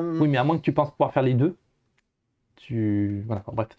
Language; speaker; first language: French; native; French